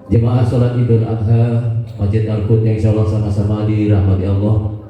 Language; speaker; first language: Indonesian; native; Indonesian